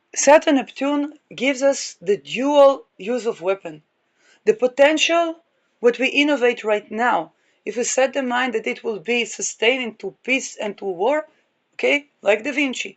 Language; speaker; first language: English; non-native, fluent; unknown